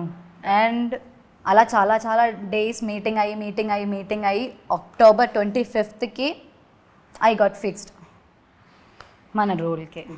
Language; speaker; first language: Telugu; non-native, learner; Malayalam